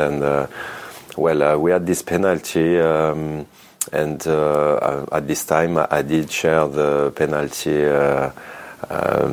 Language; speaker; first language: English; non-native, fluent; French